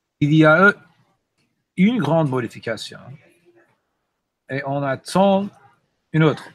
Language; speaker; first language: French; non-native, fluent; English